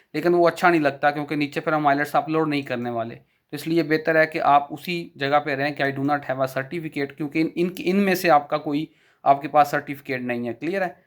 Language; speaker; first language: Urdu; non-native, local second language; Punjabi